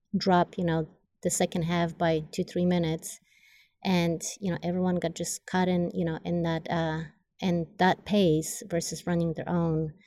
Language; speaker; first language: English; non-native, fluent; Polish